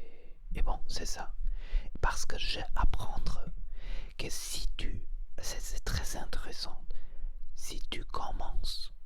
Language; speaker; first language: French; non-native, learner; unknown